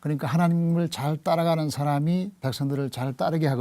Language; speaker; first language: Korean; native; Korean